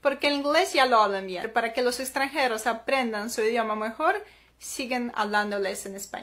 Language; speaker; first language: Spanish; non-native, fluent; Ukrainian